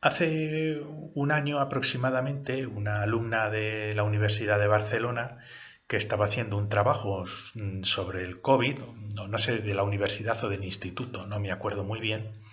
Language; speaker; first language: Spanish; native; Spanish